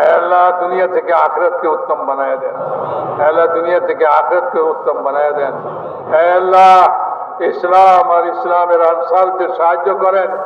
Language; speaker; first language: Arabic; non-native, fluent; Bangla